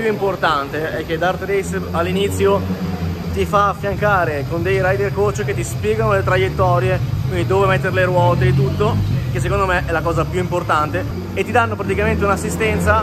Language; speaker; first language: Italian; native; Italian